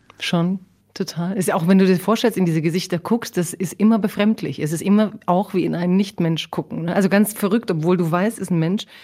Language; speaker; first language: German; early bilingual, other home language; Croatian